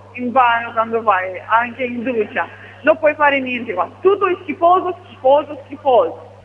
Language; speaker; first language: Italian; non-native, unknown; Romanian